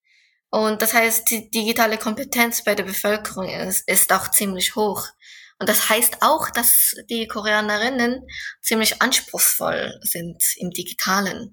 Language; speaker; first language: German; non-native, fluent; Korean